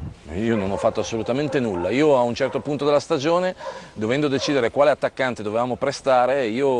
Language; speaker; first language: Italian; native; Italian